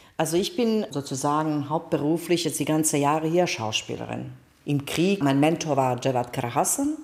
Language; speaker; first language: German; non-native, fluent; Bosnian